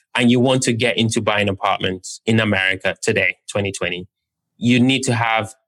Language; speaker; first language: English; non-native, local second language; Yoruba